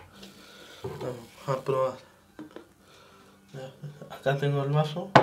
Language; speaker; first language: Spanish; native; Spanish